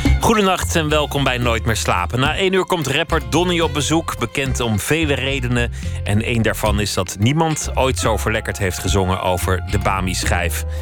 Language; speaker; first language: Dutch; native; Dutch